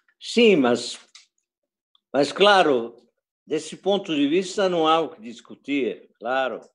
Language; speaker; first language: Portuguese; early bilingual, other home language; Italian